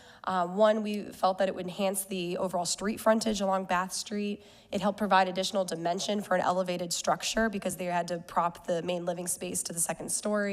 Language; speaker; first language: English; native; English